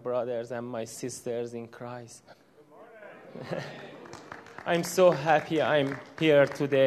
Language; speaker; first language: English; non-native, learner; Persian